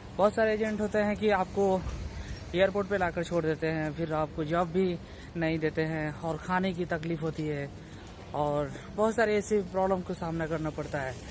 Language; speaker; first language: Hindi; native; Hindi